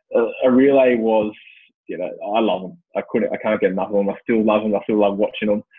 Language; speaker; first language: English; native; English